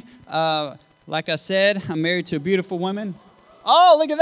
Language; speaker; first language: English; native; English